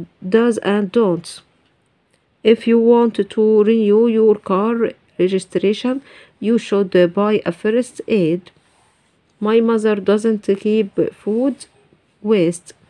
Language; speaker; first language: English; non-native, fluent; Arabic